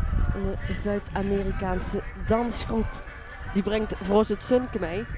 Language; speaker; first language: Dutch; native; Dutch